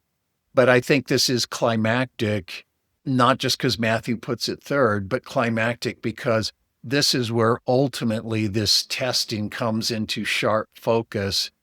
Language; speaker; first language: English; native; English